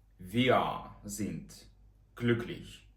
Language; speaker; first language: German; non-native, fluent; Ukrainian